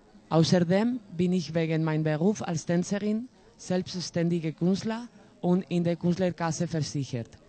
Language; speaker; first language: German; non-native, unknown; Spanish